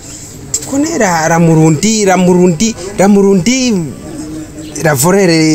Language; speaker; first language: French; non-native, learner; Rundi